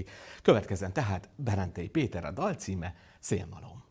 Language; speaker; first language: Hungarian; native; Hungarian